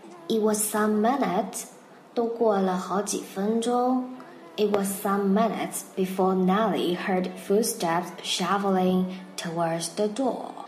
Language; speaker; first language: English; non-native, fluent; Chinese